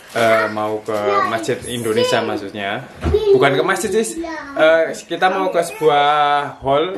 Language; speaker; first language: Indonesian; non-native, local second language; Javanese